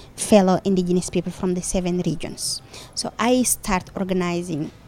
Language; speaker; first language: English; non-native, fluent; Fula